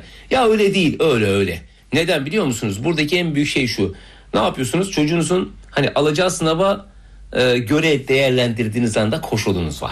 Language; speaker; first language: Turkish; native; Turkish